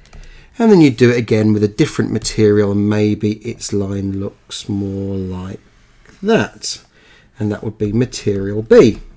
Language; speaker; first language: English; native; English